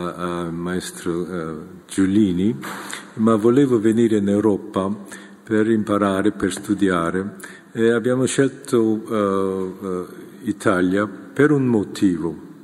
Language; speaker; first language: Italian; non-native, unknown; Korean